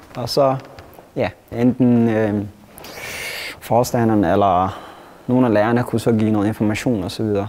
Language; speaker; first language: Danish; early bilingual, other home language; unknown